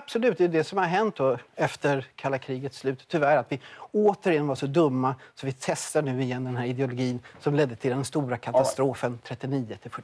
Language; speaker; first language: Swedish; native; Swedish